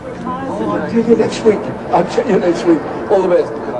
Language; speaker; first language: English; native; English